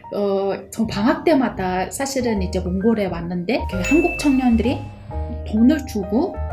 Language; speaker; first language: Korean; early bilingual, other home language; Mongolian